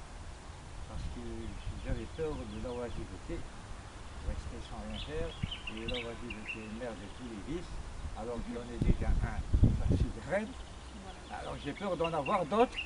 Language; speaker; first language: French; non-native, local second language; Kabyle